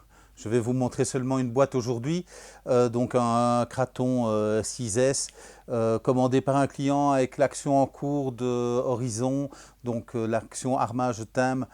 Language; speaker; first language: French; native; French